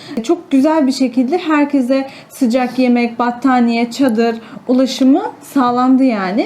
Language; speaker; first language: Turkish; native; Turkish